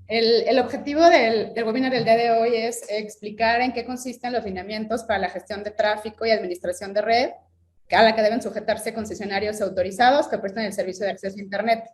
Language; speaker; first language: Spanish; native; Spanish